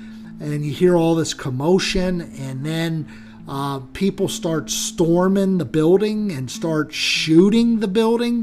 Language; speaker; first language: English; native; English